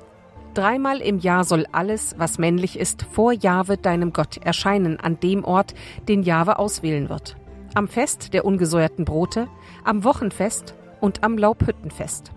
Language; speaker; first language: German; native; German